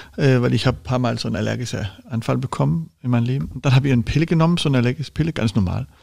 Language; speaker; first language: German; non-native, fluent; Danish